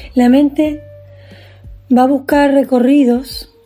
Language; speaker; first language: English; non-native, fluent; Spanish